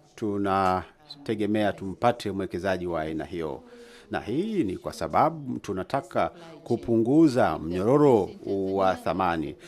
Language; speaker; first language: Swahili; native; Swahili